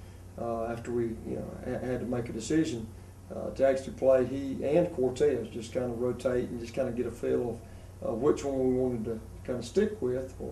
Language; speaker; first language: English; native; English